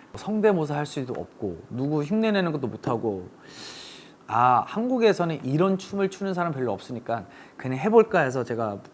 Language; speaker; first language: Korean; early bilingual, other home language; English